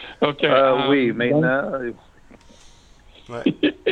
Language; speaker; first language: French; non-native, learner; English